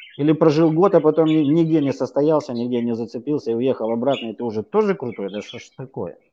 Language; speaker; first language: Russian; native; Russian